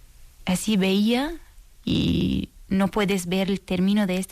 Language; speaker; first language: Spanish; non-native, learner; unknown